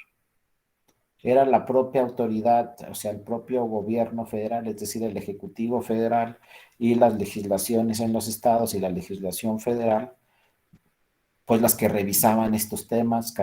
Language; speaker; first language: Spanish; native; Spanish